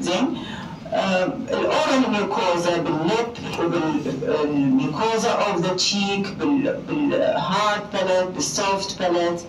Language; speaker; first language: Arabic; native; Arabic